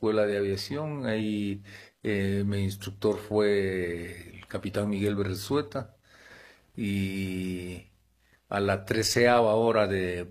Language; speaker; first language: Spanish; non-native, local second language; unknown